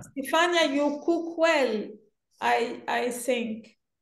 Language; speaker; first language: English; non-native, fluent; Italian